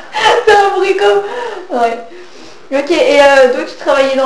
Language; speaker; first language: French; native; French